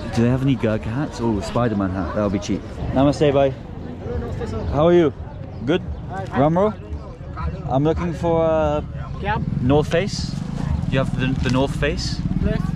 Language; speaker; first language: English; native; English